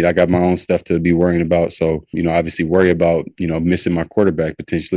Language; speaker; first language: English; native; English